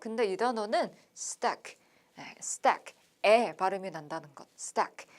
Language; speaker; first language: Korean; native; Korean